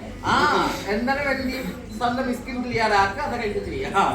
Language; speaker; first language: Malayalam; non-native, local second language; Assamese